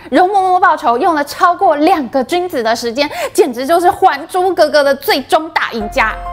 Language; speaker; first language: Chinese; native; Chinese